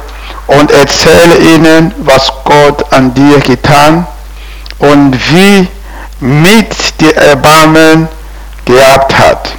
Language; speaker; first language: German; non-native, fluent; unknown